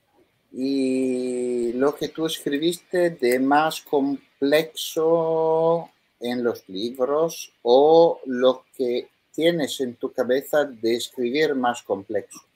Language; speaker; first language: Spanish; non-native, fluent; Italian